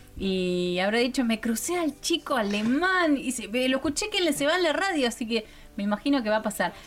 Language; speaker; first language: Spanish; native; Spanish